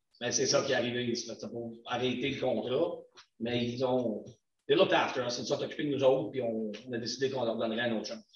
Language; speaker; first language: French; native; French